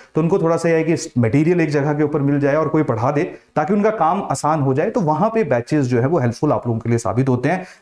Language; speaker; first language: Hindi; native; Hindi